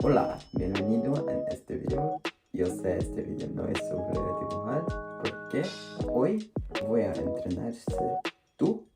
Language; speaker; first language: Spanish; non-native, learner; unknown